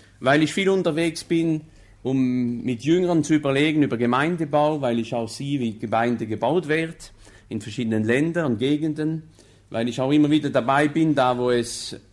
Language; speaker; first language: German; non-native, local second language; Swiss German